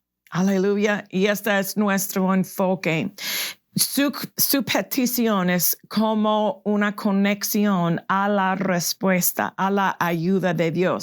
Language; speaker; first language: Spanish; non-native, fluent; English